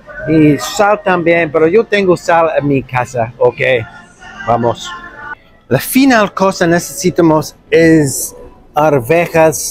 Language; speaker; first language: Spanish; non-native, learner; English